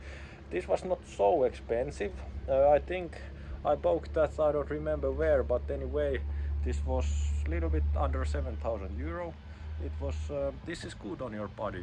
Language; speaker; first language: English; non-native, learner; Finnish